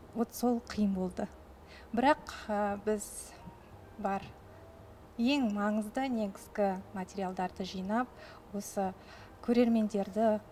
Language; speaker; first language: Kazakh; non-native, local second language; Russian